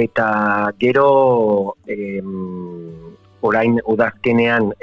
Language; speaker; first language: Basque; non-native, local second language; Spanish